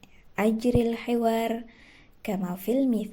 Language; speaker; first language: Arabic; non-native, fluent; Indonesian